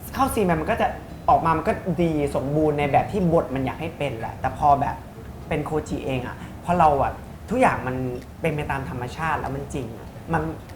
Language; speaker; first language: Thai; native; Thai